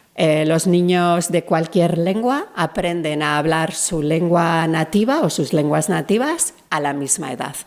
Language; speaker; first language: Spanish; native; Spanish